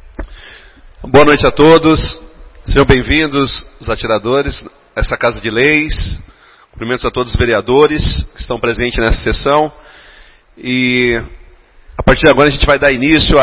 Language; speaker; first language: Portuguese; native; Portuguese